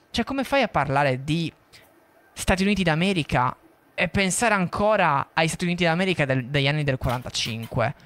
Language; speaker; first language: Italian; native; Italian